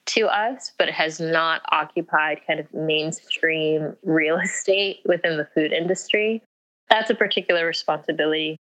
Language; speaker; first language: English; early bilingual, other home language; Akan